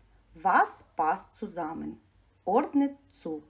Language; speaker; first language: German; non-native, fluent; Ukrainian